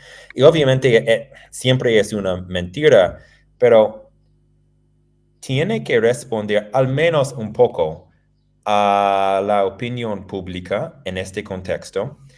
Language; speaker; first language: Spanish; non-native, fluent; English